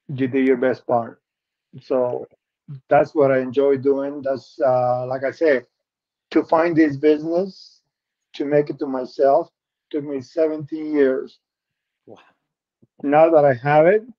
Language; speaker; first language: English; non-native, fluent; Spanish